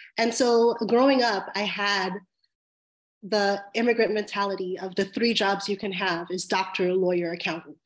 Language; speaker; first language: English; native; English